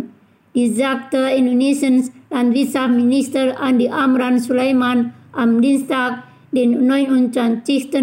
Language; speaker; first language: German; non-native, fluent; Indonesian